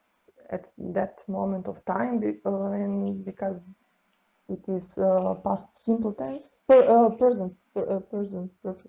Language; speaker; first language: English; non-native, learner; Serbian